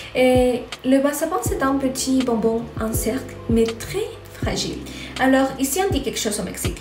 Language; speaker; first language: French; non-native, fluent; Spanish